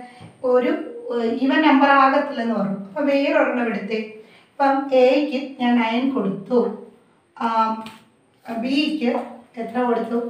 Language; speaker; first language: Malayalam; native; Malayalam